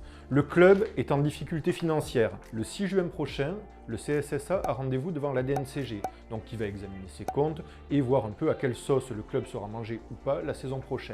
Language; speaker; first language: French; native; French